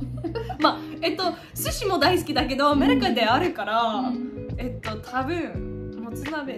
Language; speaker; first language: Japanese; non-native, fluent; English